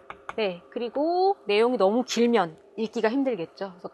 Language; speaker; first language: Korean; native; Korean